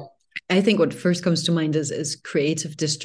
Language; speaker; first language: English; non-native, fluent; Danish